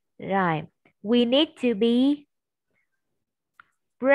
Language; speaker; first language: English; non-native, fluent; Vietnamese